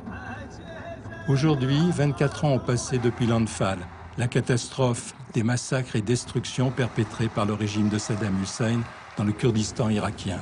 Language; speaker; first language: French; native; French